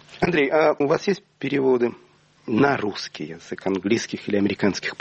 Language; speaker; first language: Russian; native; Russian